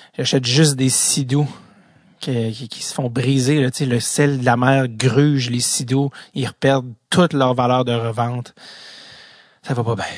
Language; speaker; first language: French; native; French